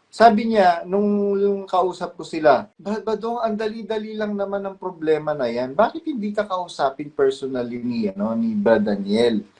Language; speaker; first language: Filipino; non-native, local second language; Pampanga